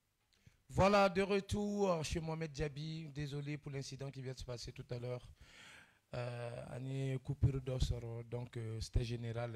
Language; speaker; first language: French; non-native, local second language; Bambara